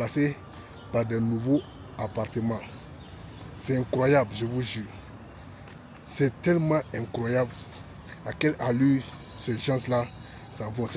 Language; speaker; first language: French; non-native, local second language; Bambara